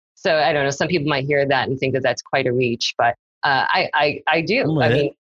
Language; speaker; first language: English; native; English